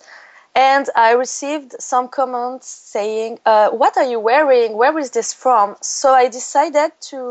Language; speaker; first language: English; non-native, fluent; French